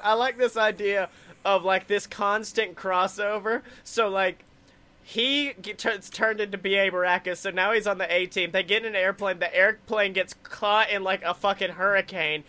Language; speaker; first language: English; native; English